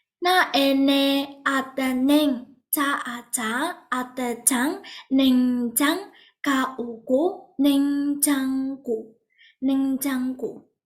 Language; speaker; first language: Korean; non-native, fluent; Burmese